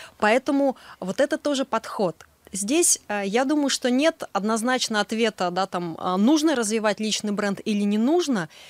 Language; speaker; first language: Russian; native; Russian